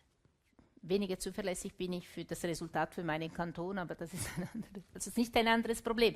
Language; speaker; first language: German; non-native, local second language; Italian